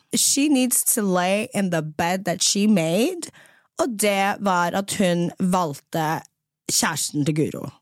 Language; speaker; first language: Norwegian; early bilingual, other home language; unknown